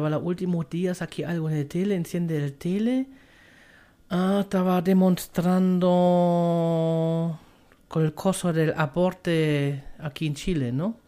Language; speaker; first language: Spanish; non-native, fluent; German